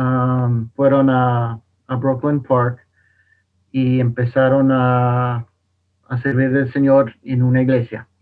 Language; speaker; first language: Spanish; non-native, fluent; English